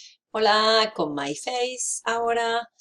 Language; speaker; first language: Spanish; non-native, fluent; English